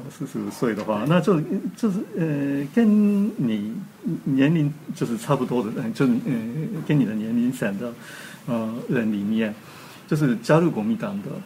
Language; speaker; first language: Chinese; non-native, fluent; Japanese